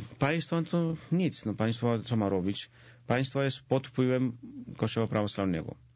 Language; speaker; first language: Polish; non-native, fluent; Georgian